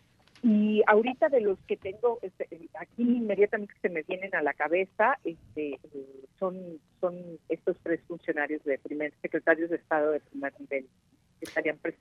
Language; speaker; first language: Spanish; native; Spanish